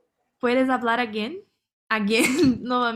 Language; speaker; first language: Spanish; non-native, fluent; Portuguese